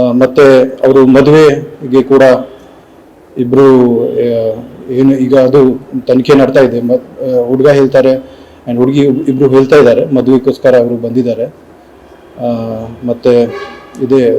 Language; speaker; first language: Kannada; non-native, local second language; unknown